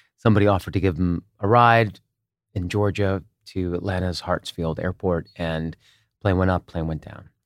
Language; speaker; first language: English; early bilingual, other home language; Hebrew